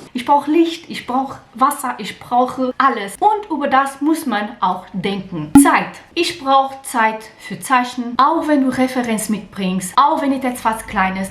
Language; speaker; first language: German; non-native, learner; Portuguese